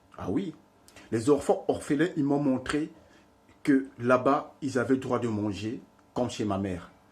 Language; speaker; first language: French; non-native, local second language; Lingala